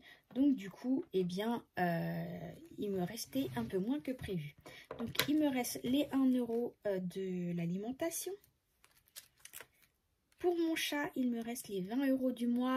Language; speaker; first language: French; native; French